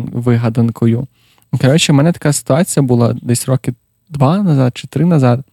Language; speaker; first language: Ukrainian; non-native, local second language; Russian